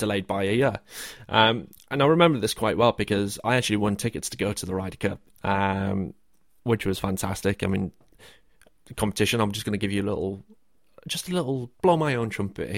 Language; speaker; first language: English; native; English